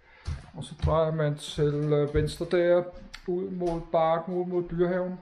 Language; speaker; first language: Danish; native; Danish